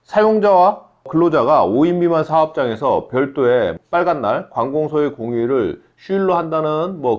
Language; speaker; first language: Korean; native; Korean